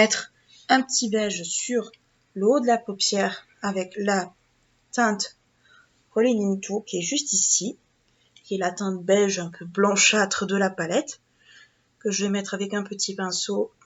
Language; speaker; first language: French; native; French